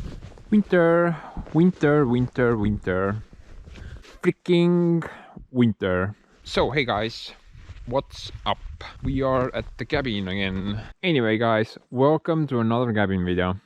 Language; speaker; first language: English; non-native, fluent; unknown